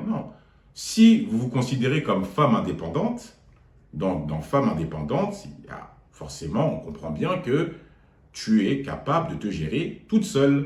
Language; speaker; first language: French; native; French